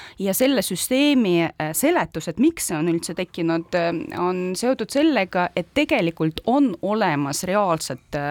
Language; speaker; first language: Estonian; non-native, local second language; Russian